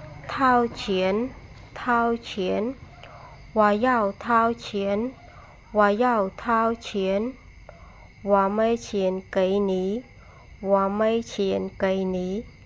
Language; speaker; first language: Chinese; non-native, fluent; Khmer